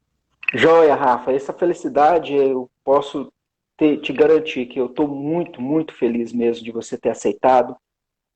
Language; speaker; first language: Portuguese; native; Portuguese